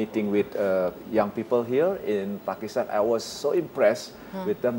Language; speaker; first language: English; non-native, fluent; Indonesian